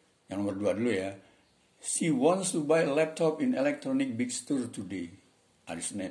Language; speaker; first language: English; non-native, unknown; Indonesian